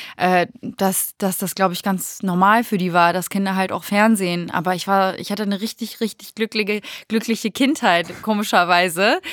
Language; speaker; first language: German; native; German